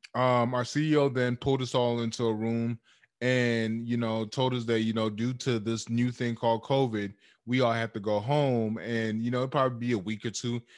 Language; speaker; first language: English; early bilingual, other home language; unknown